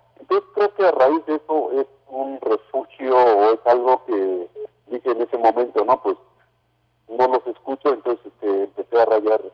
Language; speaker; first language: Spanish; non-native, local second language; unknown